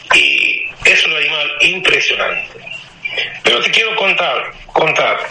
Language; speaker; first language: Spanish; non-native, fluent; Romanian